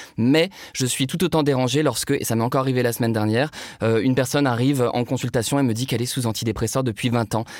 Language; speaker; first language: French; native; French